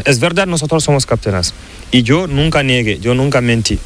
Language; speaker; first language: Spanish; non-native, learner; Fula